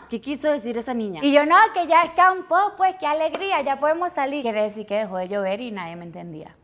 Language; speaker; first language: Spanish; native; Spanish